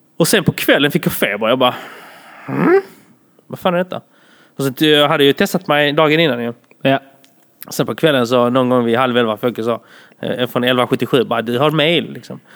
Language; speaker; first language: Swedish; early bilingual, other home language; Polish